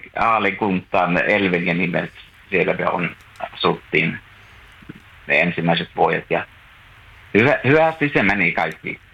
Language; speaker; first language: Finnish; native; Finnish